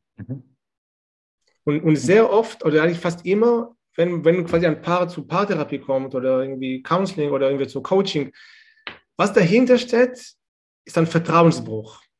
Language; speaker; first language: German; non-native, fluent; Hebrew